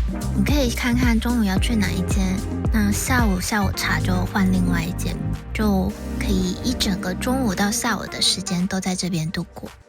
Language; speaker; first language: Chinese; native; Chinese